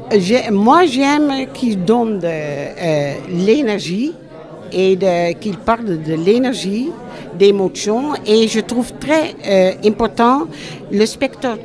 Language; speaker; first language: French; non-native, fluent; Dutch